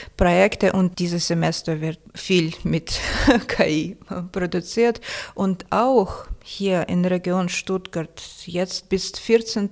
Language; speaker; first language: German; non-native, fluent; Russian